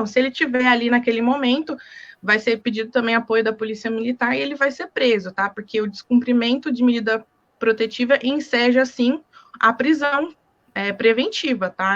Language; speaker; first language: Portuguese; native; Portuguese